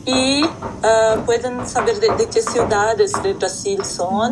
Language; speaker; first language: Portuguese; non-native, learner; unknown